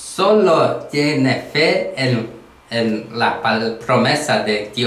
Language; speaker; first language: Spanish; non-native, learner; Korean